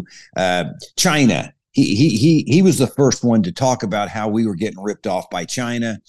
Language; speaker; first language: English; native; English